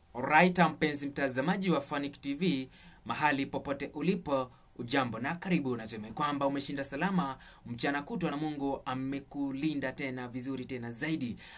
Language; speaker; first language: Swahili; non-native, local second language; Gusii